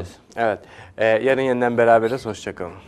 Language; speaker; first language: Turkish; native; Turkish